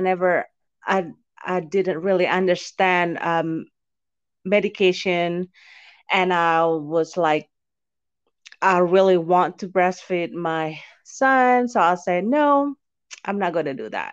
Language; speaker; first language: English; non-native, fluent; Indonesian